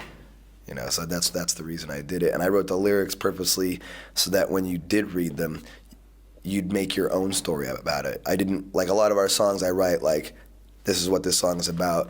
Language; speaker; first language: English; native; English